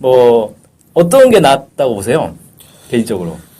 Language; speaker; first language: Korean; native; Korean